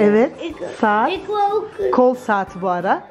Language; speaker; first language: Turkish; early bilingual, heritage; Turkish